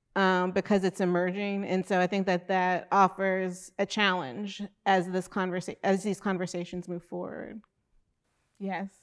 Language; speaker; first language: English; native; English